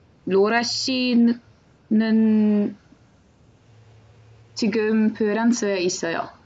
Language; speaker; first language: Korean; non-native, learner; Czech